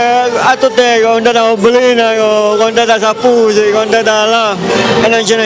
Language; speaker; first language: Italian; non-native, local second language; Sicilian